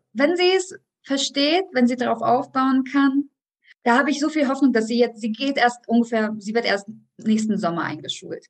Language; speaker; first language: German; early bilingual, other home language; Russian